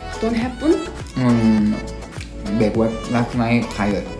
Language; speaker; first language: English; non-native, learner; Thai